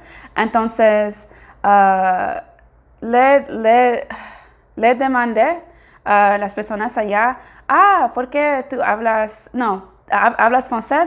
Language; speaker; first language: Spanish; non-native, fluent; English